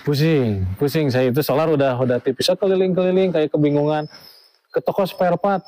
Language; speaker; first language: Indonesian; native; Indonesian